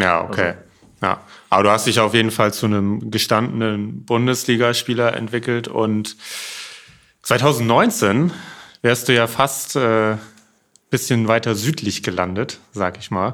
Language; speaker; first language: German; native; German